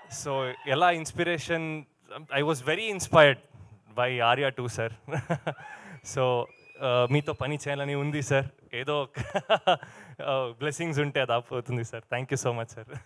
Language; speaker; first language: Telugu; non-native, learner; Kannada